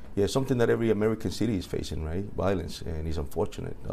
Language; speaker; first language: English; early bilingual, other home language; Spanish